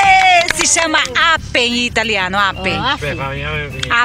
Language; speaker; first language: Italian; non-native, learner; Portuguese